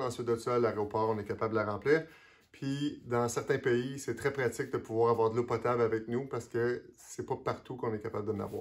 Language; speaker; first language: French; native; French